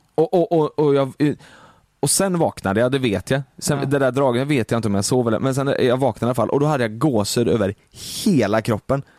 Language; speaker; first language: Swedish; native; Swedish